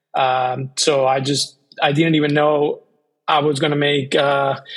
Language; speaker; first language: English; non-native, fluent; Spanish